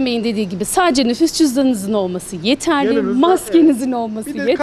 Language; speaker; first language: Turkish; native; Turkish